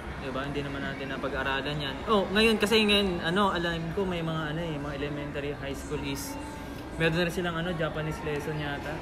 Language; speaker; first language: Filipino; non-native, local second language; Hiligaynon